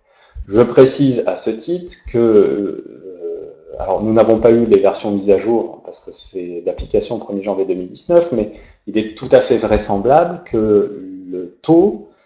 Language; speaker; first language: French; native; French